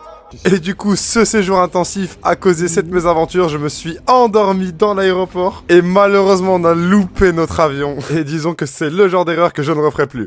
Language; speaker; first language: French; native; French